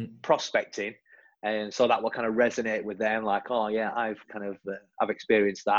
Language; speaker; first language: English; native; English